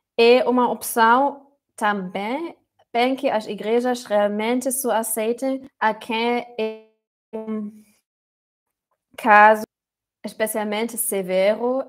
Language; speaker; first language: Portuguese; non-native, fluent; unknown